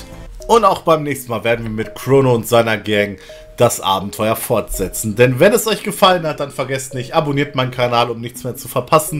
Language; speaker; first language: German; native; German